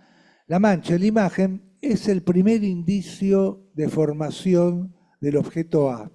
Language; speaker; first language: Spanish; native; Spanish